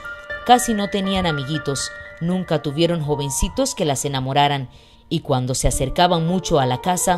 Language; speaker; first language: Spanish; native; Spanish